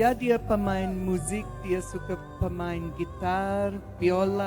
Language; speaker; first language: Indonesian; non-native, learner; English